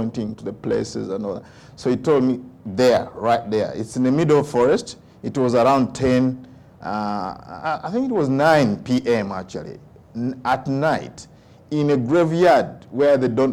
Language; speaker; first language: English; non-native, local second language; Ganda